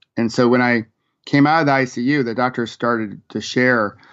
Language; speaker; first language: English; native; English